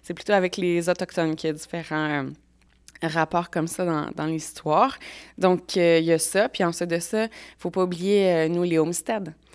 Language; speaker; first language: French; native; French